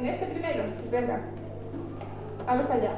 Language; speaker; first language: Spanish; native; Spanish